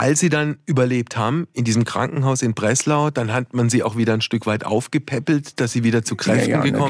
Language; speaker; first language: German; native; German